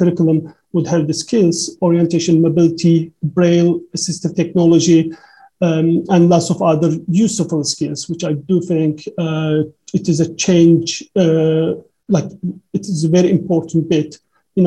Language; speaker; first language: English; non-native, fluent; Turkish